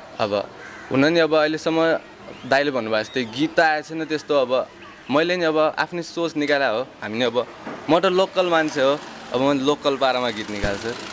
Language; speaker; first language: Nepali; non-native, local second language; Newari